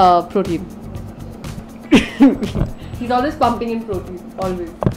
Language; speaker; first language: English; non-native, local second language; Hindi